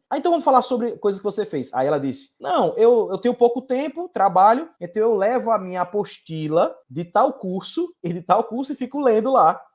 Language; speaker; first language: Portuguese; native; Portuguese